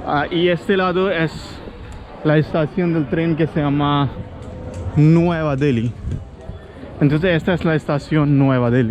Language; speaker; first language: Spanish; non-native, learner; Hindi